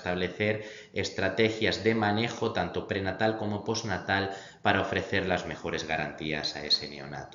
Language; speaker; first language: Spanish; native; Spanish